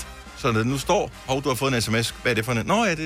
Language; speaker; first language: Danish; native; Danish